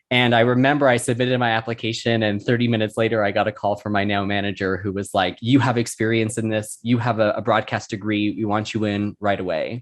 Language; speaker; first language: English; native; English